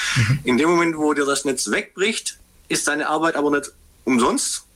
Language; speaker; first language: German; native; German